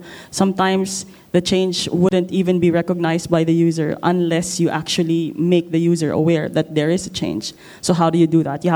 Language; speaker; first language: English; non-native, local second language; Filipino